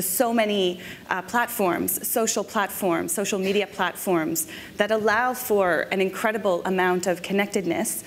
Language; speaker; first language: English; native; English